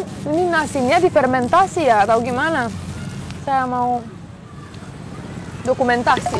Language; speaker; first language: Indonesian; non-native, learner; Romanian